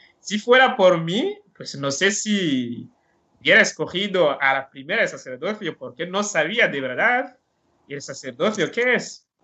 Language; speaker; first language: Spanish; non-native, fluent; Rundi